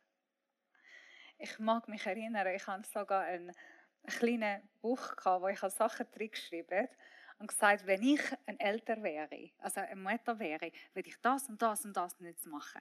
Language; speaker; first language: German; non-native, fluent; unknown